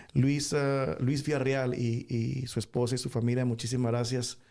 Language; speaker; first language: Spanish; early bilingual, heritage; Spanish